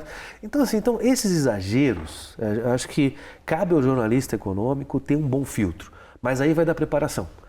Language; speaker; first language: Portuguese; native; Portuguese